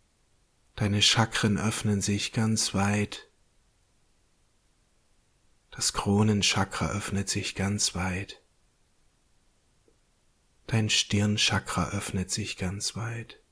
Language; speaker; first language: German; native; German